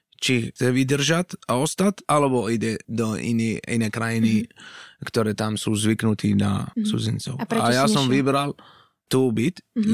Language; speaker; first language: Slovak; non-native, fluent; Arabic